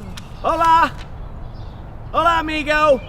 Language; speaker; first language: Spanish; non-native, learner; English